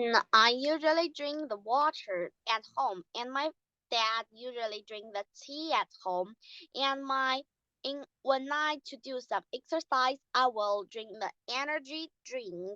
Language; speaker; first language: English; non-native, learner; Chinese